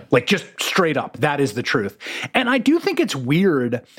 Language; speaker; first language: English; native; English